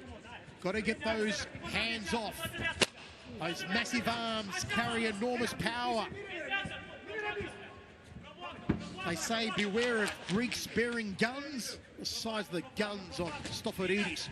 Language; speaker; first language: English; native; English